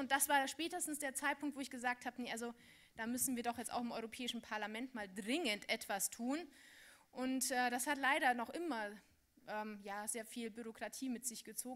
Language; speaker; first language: German; native; German